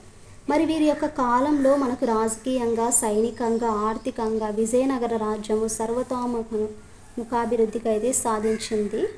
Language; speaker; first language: Telugu; native; Telugu